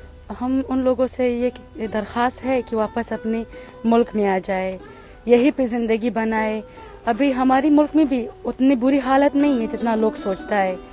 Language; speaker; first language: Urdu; non-native, fluent; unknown